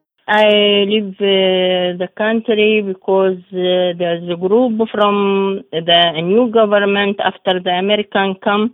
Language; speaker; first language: English; non-native, learner; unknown